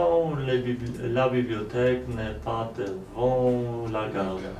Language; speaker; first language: French; non-native, learner; Polish